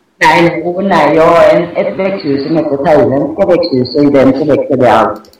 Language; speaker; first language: Swedish; non-native, fluent; Thai